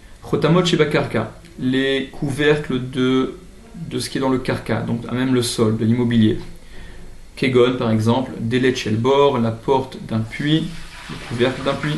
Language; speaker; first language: French; native; French